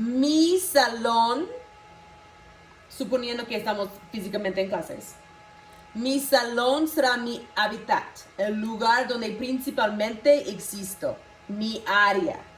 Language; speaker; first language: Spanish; non-native, local second language; English